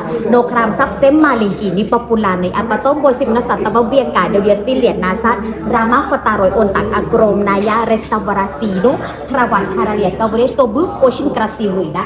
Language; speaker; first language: Russian; non-native, learner; Thai